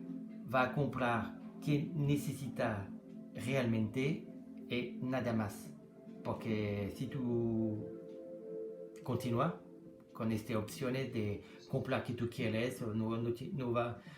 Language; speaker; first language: Spanish; non-native, learner; French